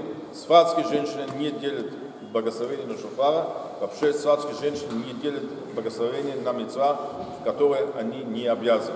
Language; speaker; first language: Russian; non-native, fluent; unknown